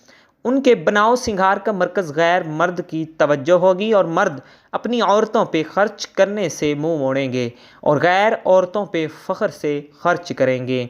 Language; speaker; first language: Urdu; native; Urdu